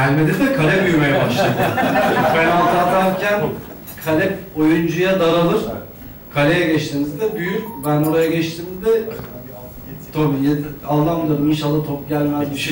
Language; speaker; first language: Turkish; native; Turkish